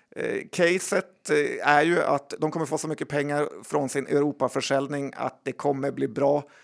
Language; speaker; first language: Swedish; native; Swedish